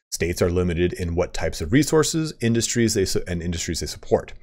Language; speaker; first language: English; native; English